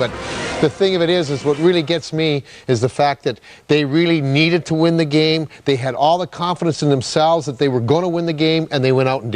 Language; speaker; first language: English; native; English